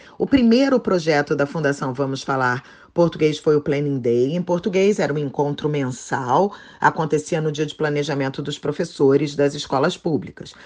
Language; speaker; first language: Portuguese; native; Portuguese